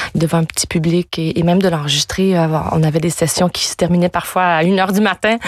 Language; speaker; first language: French; native; French